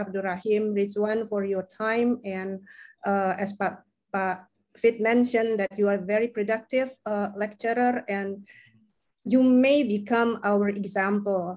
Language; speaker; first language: English; non-native, fluent; Indonesian